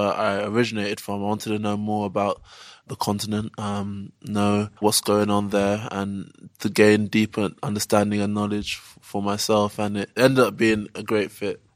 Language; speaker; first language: English; early bilingual, other home language; Yoruba